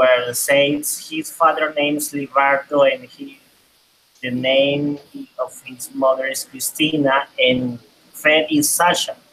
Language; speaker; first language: English; non-native, learner; Spanish